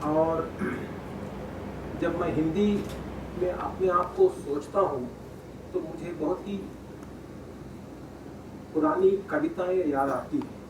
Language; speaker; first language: Hindi; non-native, local second language; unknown